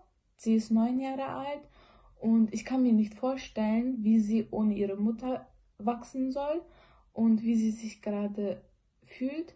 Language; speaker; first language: German; early bilingual, other home language; Uyghur